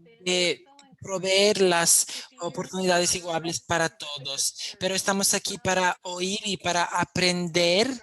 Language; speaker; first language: Spanish; non-native, fluent; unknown